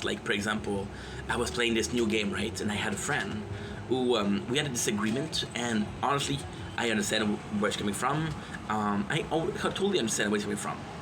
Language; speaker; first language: English; non-native, local second language; French